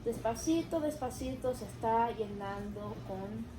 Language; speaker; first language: Spanish; early bilingual, other home language; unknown